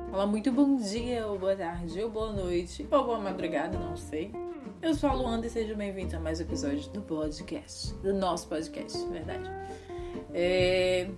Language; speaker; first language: Portuguese; native; Portuguese